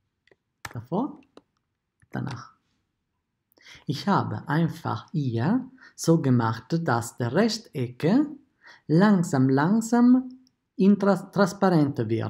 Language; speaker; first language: German; non-native, fluent; Italian